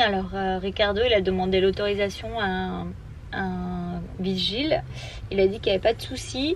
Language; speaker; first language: French; native; French